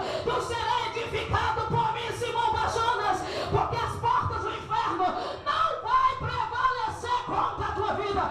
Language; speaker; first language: Portuguese; native; Portuguese